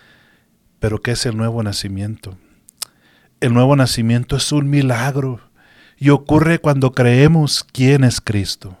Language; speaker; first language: Spanish; native; Spanish